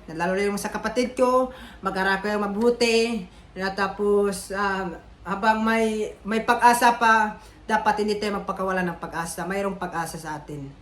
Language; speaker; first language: Filipino; non-native, local second language; Cebuano